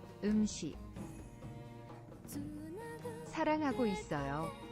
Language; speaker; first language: Korean; non-native, learner; English